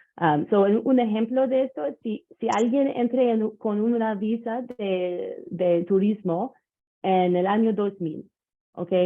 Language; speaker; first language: Spanish; non-native, learner; English